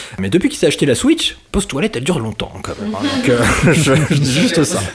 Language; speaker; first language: French; native; French